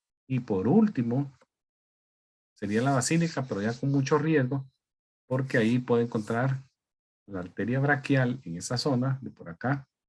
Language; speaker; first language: Spanish; native; Spanish